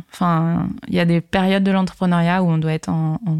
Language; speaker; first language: French; native; French